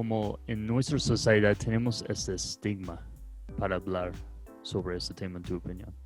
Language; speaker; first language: Spanish; non-native, fluent; English